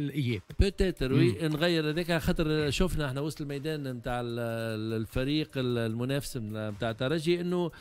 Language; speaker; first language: Arabic; native; Arabic